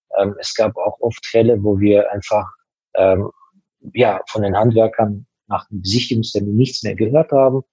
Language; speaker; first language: German; non-native, fluent; Azerbaijani